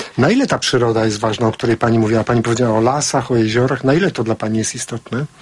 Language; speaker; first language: Polish; native; Polish